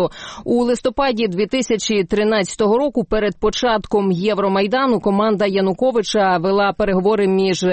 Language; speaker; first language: Ukrainian; native; Ukrainian